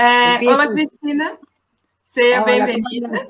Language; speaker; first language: Spanish; non-native, learner; Portuguese